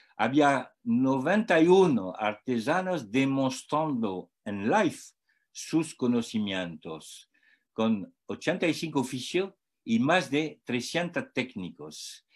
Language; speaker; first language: Spanish; non-native, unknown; French